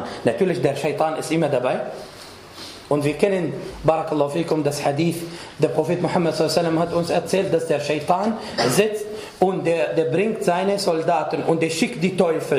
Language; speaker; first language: German; non-native, fluent; Arabic